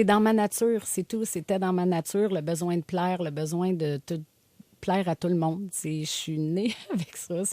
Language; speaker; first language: French; native; French